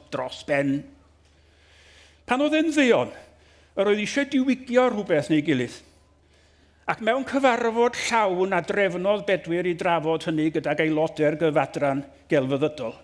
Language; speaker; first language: Welsh; native; Welsh